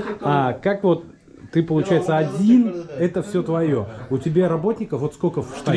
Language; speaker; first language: Russian; native; Russian